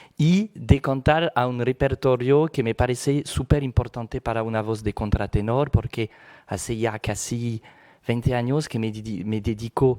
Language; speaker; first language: Spanish; non-native, fluent; French